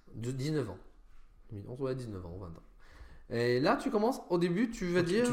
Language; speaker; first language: French; non-native, fluent; Arabic